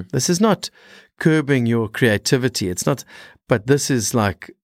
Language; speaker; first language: English; native; English